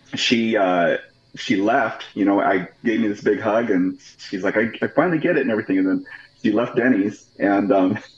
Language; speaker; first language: English; native; English